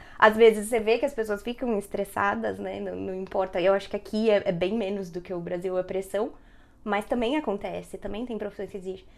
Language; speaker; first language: Portuguese; native; Portuguese